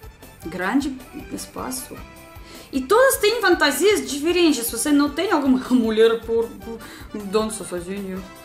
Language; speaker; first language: Portuguese; non-native, learner; Russian